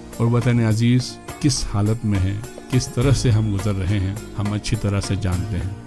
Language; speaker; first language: Urdu; non-native, local second language; Balti